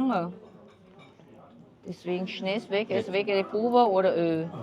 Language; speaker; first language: German; non-native, learner; Chinese